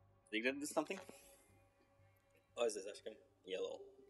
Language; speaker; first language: English; non-native, learner; Bosnian